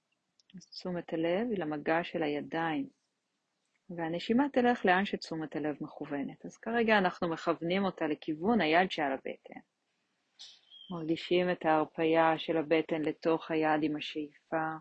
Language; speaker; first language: Hebrew; native; Hebrew